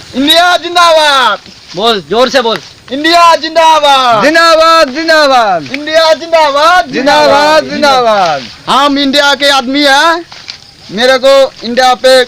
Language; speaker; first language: Hindi; non-native, local second language; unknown